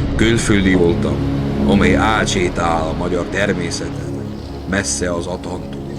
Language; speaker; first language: Hungarian; non-native, learner; Czech